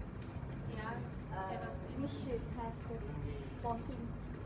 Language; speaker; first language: English; non-native, local second language; Malay